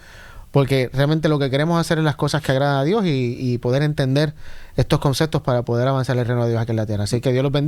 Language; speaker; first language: Spanish; native; Spanish